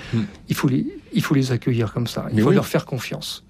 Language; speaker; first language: French; native; French